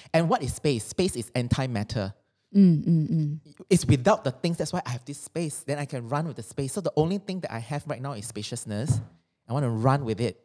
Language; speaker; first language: English; non-native, local second language; Chinese